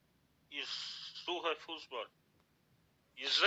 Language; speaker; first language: German; non-native, learner; Macedonian